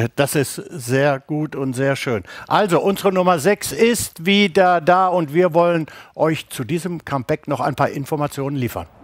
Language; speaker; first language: German; native; German